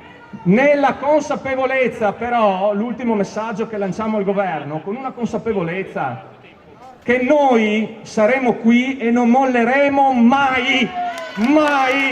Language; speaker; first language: Italian; native; Italian